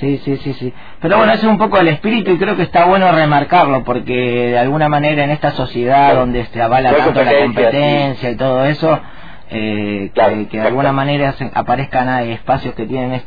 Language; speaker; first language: Spanish; native; Spanish